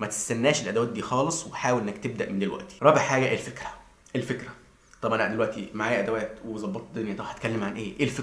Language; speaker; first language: Arabic; native; Arabic